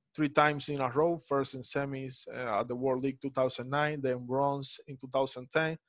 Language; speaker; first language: English; non-native, fluent; Spanish